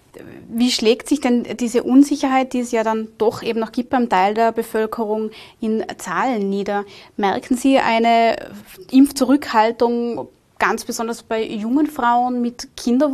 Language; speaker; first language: German; native; German